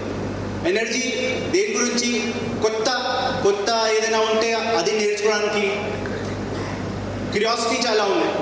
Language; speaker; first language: Telugu; non-native, fluent; Hindi